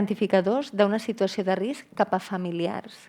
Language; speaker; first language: Catalan; native; Catalan